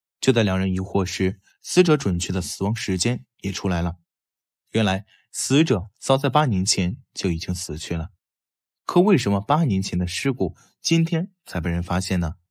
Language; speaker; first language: Chinese; native; Chinese